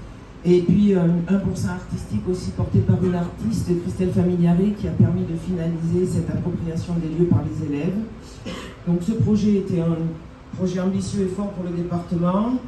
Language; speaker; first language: French; native; French